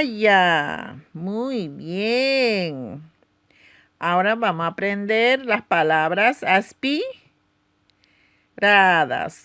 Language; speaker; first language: Spanish; non-native, local second language; Aymara